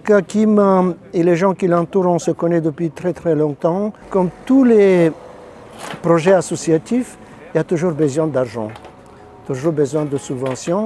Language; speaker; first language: French; non-native, fluent; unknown